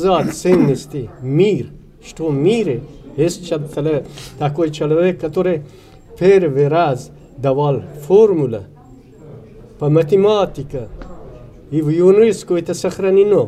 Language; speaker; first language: Russian; non-native, learner; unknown